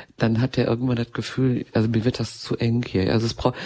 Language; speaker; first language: German; native; German